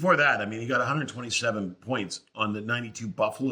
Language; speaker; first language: English; native; English